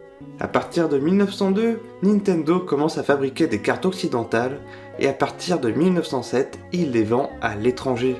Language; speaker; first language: French; native; French